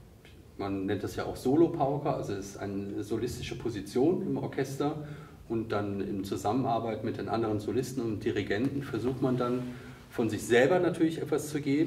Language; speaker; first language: German; native; German